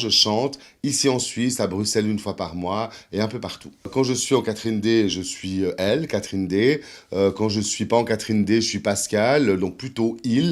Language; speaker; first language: French; native; French